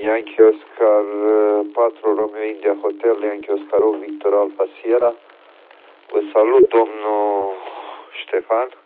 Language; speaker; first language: Romanian; native; Romanian